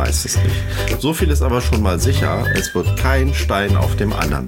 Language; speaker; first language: German; native; German